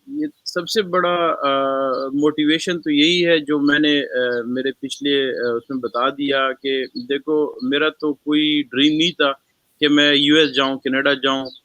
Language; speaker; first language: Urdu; non-native, local second language; Pashto